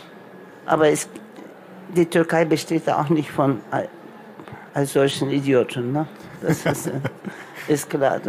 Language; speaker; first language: German; non-native, local second language; Turkish